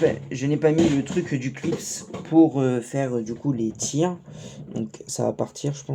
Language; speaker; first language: French; native; French